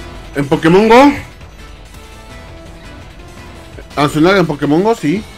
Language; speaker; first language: Spanish; native; Spanish